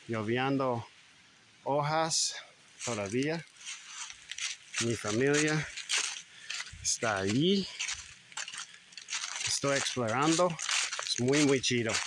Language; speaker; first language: Spanish; non-native, learner; English